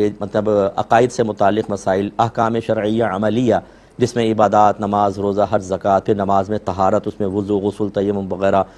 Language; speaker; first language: Urdu; native; Urdu